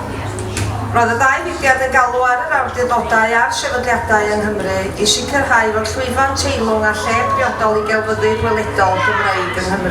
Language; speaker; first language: Welsh; native; Welsh